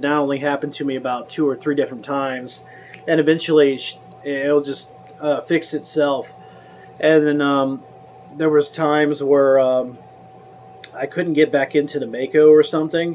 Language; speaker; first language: English; native; English